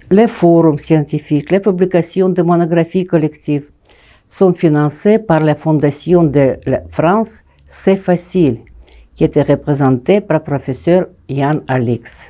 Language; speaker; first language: French; non-native, fluent; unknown